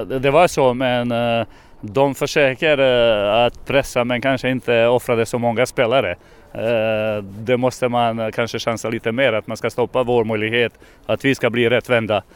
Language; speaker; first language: Swedish; non-native, fluent; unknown